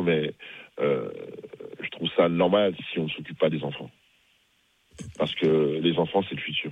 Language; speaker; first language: French; native; French